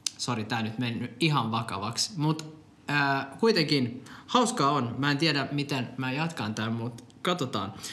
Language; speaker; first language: Finnish; non-native, local second language; Swedish